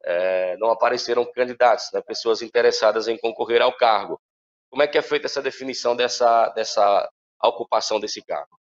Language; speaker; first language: Portuguese; native; Portuguese